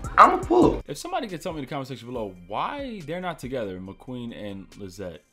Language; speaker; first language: English; native; English